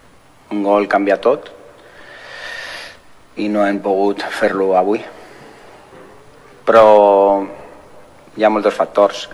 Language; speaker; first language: Catalan; non-native, fluent; Spanish